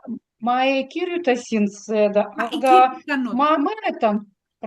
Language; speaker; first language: Estonian; non-native, learner; Russian